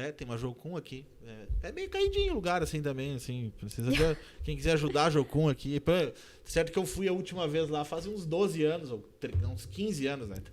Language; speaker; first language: Portuguese; native; Portuguese